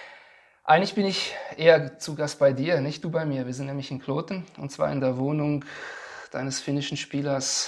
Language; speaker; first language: German; native; German